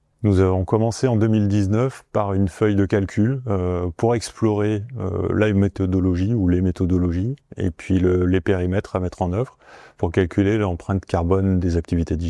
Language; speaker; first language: French; native; French